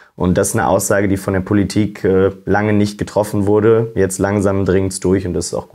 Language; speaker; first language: German; native; German